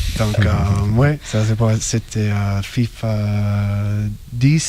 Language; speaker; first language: French; non-native, learner; English